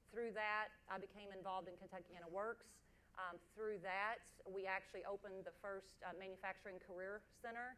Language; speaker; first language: English; native; English